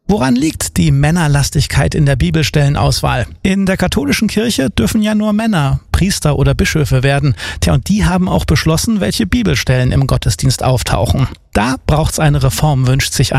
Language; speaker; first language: German; native; German